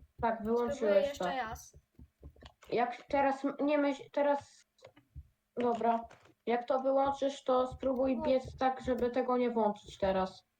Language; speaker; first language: Polish; native; Polish